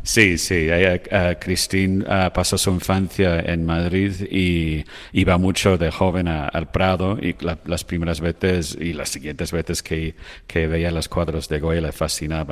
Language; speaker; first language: Spanish; non-native, fluent; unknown